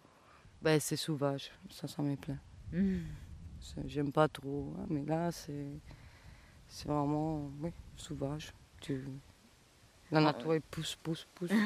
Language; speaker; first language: French; non-native, fluent; Italian